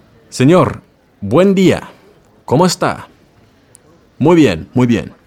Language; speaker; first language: Spanish; non-native, learner; English